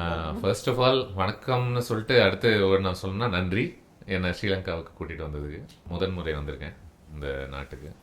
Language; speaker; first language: Tamil; native; Tamil